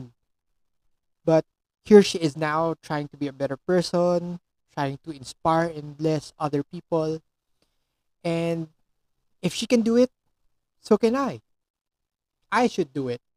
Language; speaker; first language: English; non-native, local second language; Filipino